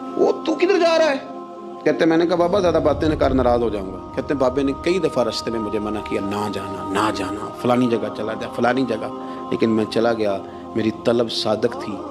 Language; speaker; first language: Urdu; non-native, local second language; Punjabi